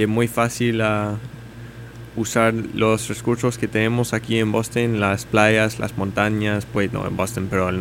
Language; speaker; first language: Spanish; non-native, learner; English